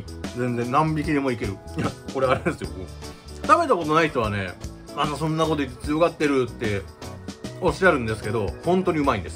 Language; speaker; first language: Japanese; native; Japanese